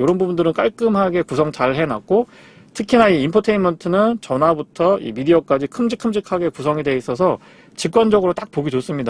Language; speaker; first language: Korean; native; Korean